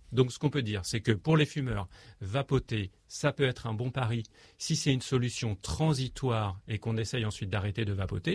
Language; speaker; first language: French; native; French